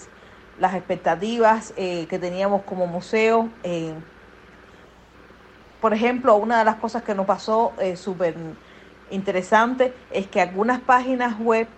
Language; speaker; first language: Spanish; native; Spanish